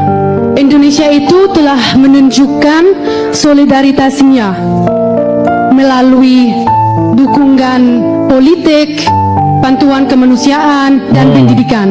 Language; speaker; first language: Indonesian; non-native, fluent; Arabic